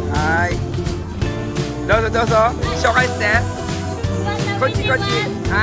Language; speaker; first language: Japanese; non-native, learner; Filipino